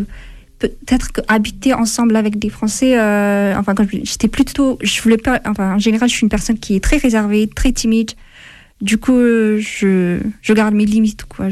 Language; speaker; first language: French; non-native, fluent; Amharic